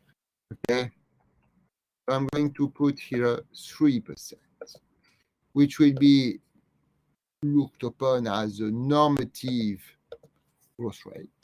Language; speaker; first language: English; non-native, fluent; French